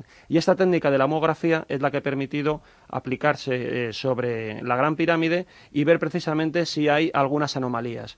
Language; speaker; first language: Spanish; native; Spanish